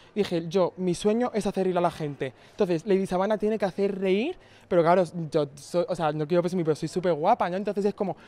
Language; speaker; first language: Spanish; native; Spanish